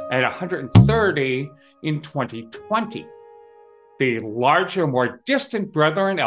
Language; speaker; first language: English; native; English